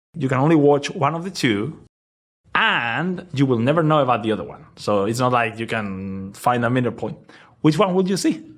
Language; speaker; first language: English; non-native, fluent; Spanish